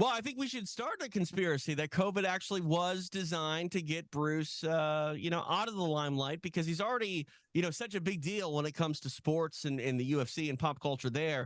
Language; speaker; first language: English; native; English